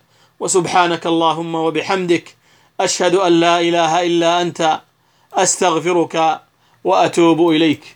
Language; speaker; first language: Arabic; native; Arabic